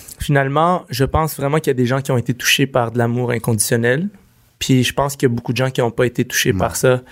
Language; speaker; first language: French; early bilingual, other home language; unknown